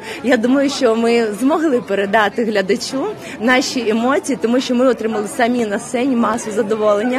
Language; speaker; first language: Ukrainian; native; Ukrainian